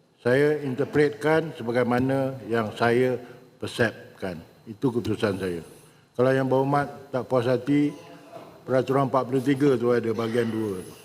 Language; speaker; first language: Malay; native; Malay